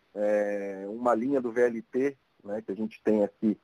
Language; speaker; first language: Portuguese; native; Portuguese